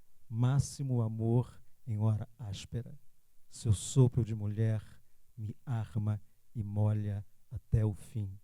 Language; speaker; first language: Portuguese; native; Portuguese